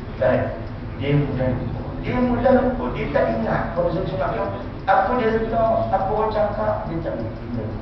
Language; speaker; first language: Malay; non-native, local second language; Tamil